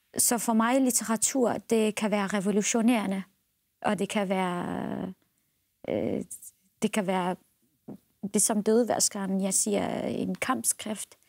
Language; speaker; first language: Danish; non-native, fluent; Central Kurdish